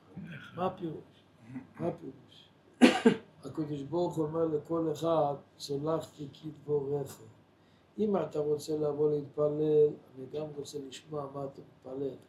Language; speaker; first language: Hebrew; non-native, fluent; Yiddish